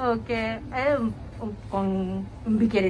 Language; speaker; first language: Italian; non-native, fluent; Japanese